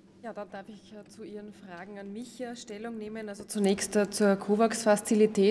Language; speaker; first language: German; native; German